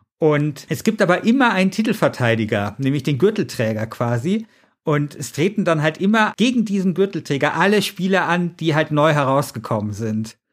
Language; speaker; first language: German; native; German